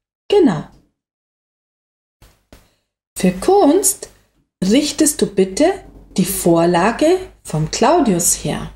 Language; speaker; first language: German; native; German